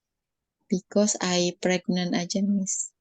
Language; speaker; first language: English; non-native, learner; Indonesian